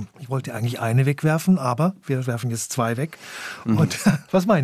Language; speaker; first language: German; native; German